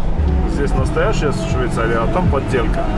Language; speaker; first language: Russian; non-native, learner; Armenian